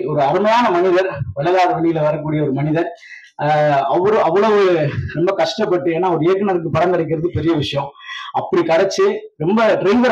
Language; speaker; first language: Tamil; native; Tamil